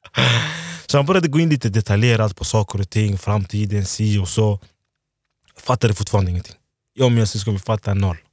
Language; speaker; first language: Swedish; early bilingual, other home language; Lingala